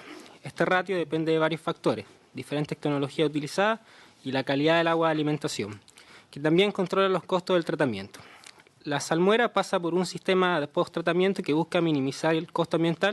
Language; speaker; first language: Spanish; native; Spanish